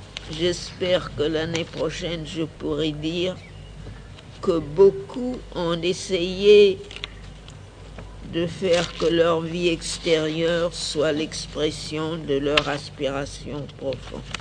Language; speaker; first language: French; native; French